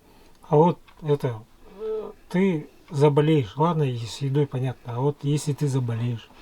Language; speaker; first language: Russian; native; Russian